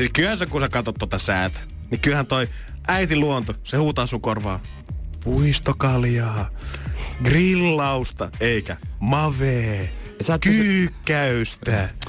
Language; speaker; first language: Finnish; native; Finnish